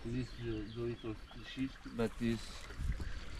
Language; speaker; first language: English; non-native, learner; Portuguese